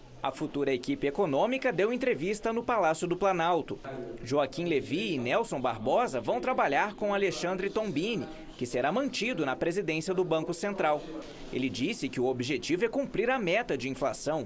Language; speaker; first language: Portuguese; native; Portuguese